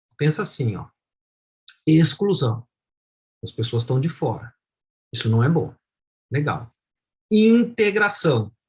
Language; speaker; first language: Portuguese; native; Portuguese